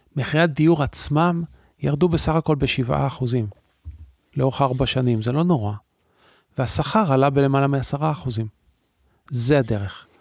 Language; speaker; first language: Hebrew; native; Hebrew